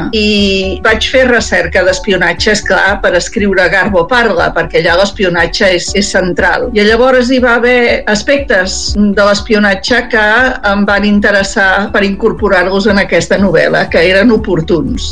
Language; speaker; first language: Catalan; native; Catalan